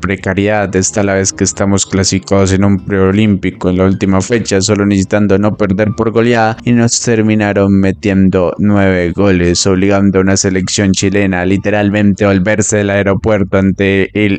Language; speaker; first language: Spanish; native; Spanish